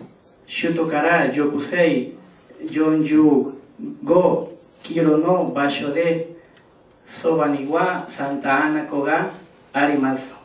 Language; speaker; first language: Japanese; non-native, learner; Spanish